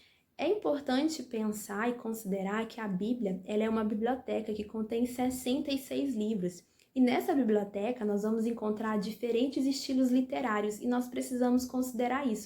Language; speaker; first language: Portuguese; native; Portuguese